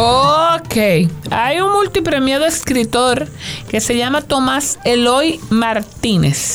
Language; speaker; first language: Spanish; native; Spanish